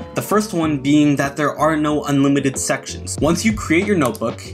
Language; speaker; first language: English; native; English